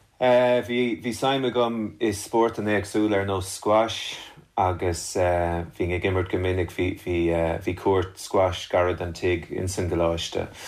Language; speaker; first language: Irish; native; Irish